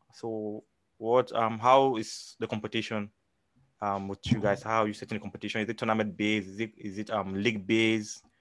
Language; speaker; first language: English; non-native, local second language; Hausa